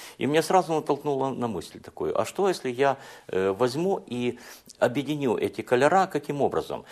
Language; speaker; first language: Russian; non-native, local second language; Hungarian